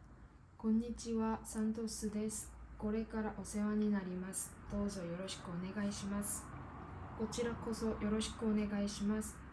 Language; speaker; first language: Japanese; non-native, learner; Korean